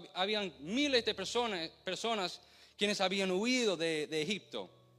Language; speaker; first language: Spanish; non-native, fluent; English